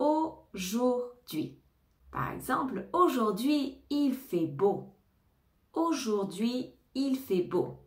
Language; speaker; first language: French; native; French